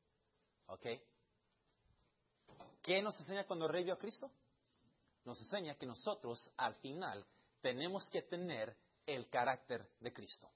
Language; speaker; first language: Spanish; early bilingual, heritage; Spanish